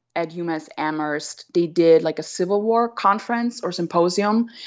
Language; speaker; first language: English; non-native, fluent; German